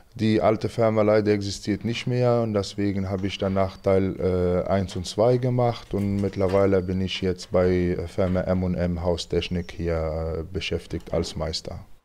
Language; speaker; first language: German; non-native, fluent; Arabic